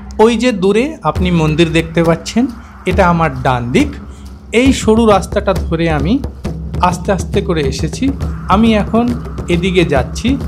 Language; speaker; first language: Bangla; non-native, fluent; Hindi